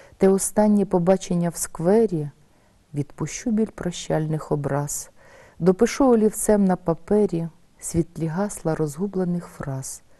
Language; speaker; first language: Ukrainian; native; Ukrainian